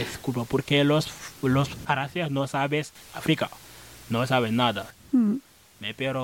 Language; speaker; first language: Spanish; non-native, learner; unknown